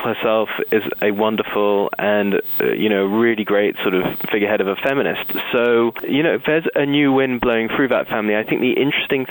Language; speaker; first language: English; native; English